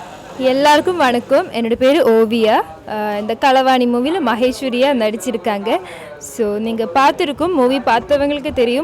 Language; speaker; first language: Tamil; non-native, fluent; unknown